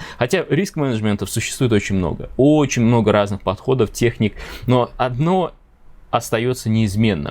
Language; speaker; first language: Russian; native; Russian